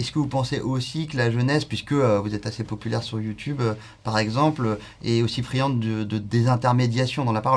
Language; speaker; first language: French; native; French